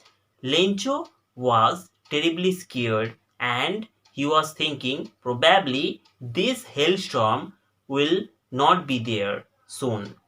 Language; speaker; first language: English; non-native, local second language; Bangla